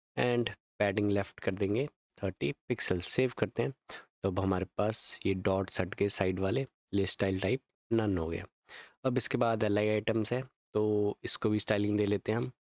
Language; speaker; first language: Hindi; native; Hindi